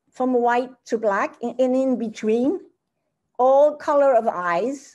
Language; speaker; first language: English; early bilingual, other home language; German